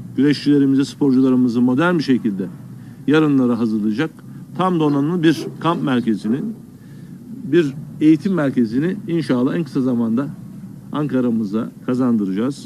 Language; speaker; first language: Turkish; native; Turkish